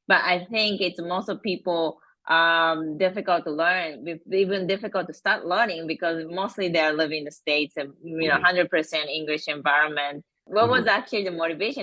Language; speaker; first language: English; non-native, fluent; Japanese